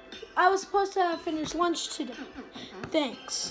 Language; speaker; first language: English; native; English